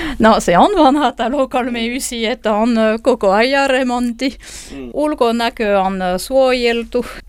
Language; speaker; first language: Finnish; non-native, learner; French